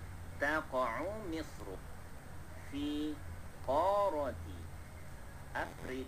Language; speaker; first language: Arabic; non-native, fluent; Malay